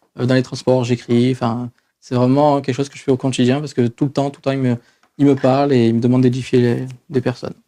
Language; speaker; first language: French; native; French